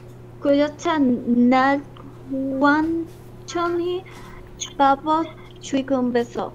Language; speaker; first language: Korean; non-native, learner; Spanish